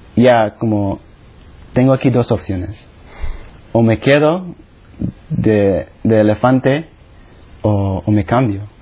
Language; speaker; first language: Spanish; non-native, fluent; Filipino